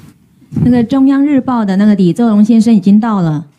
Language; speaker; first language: Chinese; native; Chinese